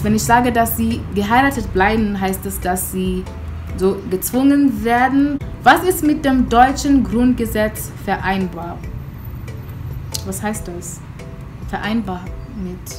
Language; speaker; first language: German; non-native, fluent; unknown